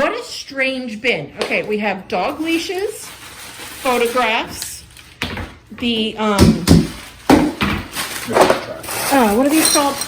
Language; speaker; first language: English; native; English